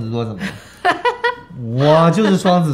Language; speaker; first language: Chinese; native; Chinese